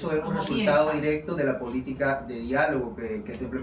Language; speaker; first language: Spanish; native; Spanish